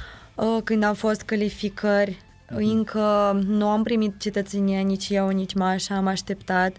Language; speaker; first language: Romanian; non-native, fluent; Ukrainian